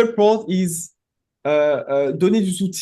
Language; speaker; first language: French; native; French